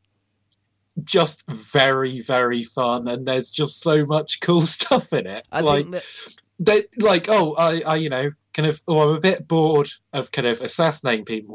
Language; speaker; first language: English; native; English